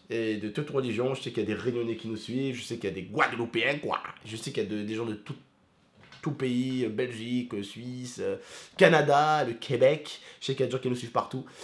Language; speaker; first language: French; early bilingual, other home language; Arabic